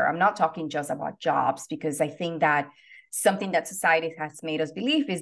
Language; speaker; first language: English; non-native, fluent; Spanish